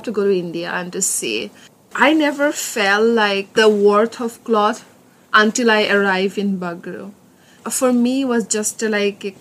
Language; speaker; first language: English; non-native, local second language; Assamese